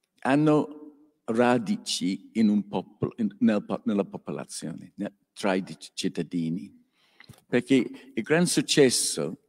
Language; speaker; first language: Italian; non-native, learner; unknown